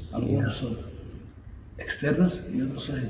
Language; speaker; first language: Spanish; non-native, local second language; Arabic